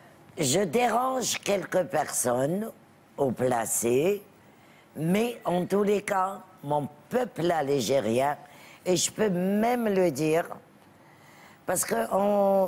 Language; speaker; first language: French; non-native, local second language; Arabic